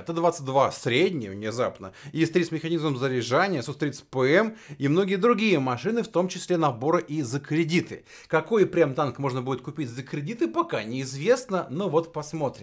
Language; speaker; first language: Russian; native; Russian